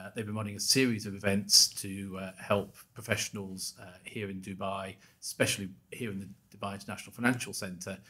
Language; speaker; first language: English; native; English